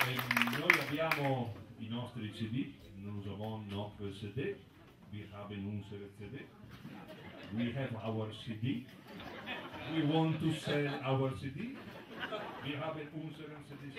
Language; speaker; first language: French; non-native, learner; Italian